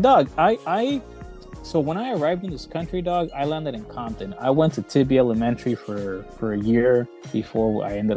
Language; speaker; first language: English; early bilingual, other home language; Spanish